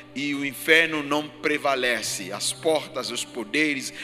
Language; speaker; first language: Portuguese; non-native, fluent; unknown